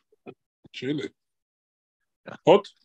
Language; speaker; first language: English; non-native, learner; Georgian